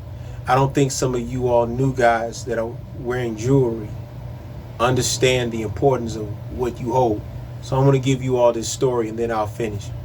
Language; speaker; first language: English; native; English